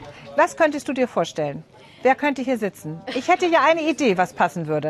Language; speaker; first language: German; native; German